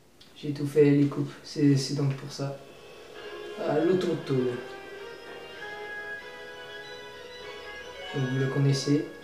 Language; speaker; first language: French; native; French